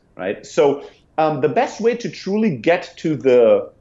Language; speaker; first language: English; non-native, fluent; German